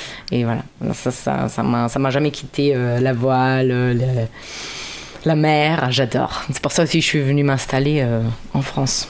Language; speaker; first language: French; non-native, fluent; German